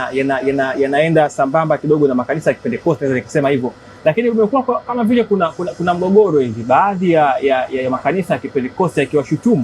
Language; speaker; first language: Swahili; native; Swahili